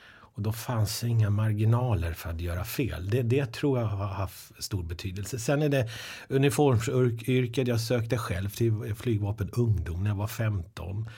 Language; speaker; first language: Swedish; early bilingual, other home language; Persian